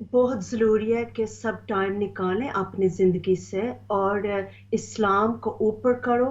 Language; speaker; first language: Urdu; early bilingual, heritage; Urdu